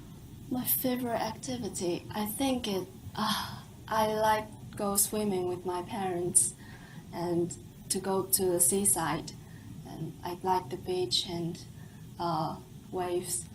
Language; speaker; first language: English; non-native, fluent; Chinese